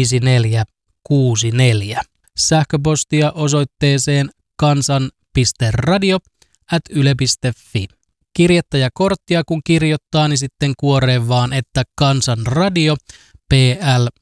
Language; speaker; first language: Finnish; native; Finnish